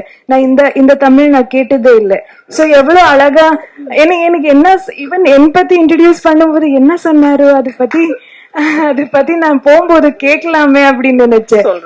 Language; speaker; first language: Tamil; non-native, learner; Kannada